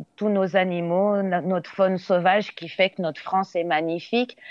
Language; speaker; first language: French; native; French